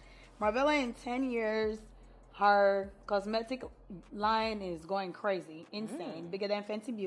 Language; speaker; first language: English; non-native, local second language; Yoruba